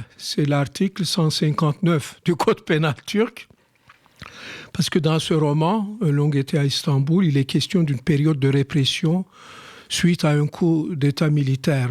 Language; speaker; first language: French; non-native, fluent; Turkish